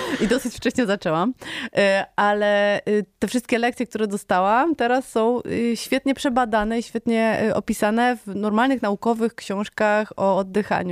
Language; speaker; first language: Polish; native; Polish